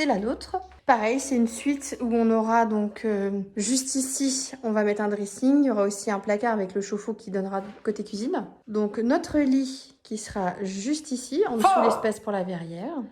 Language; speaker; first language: French; native; French